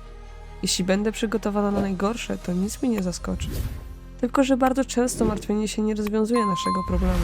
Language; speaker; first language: Polish; native; Polish